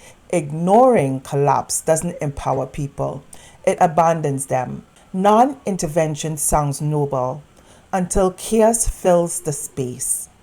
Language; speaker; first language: English; native; English